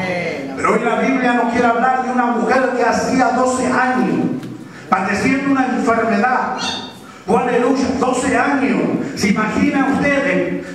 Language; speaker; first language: Spanish; native; Spanish